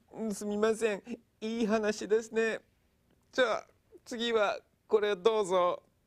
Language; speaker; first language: Japanese; non-native, fluent; English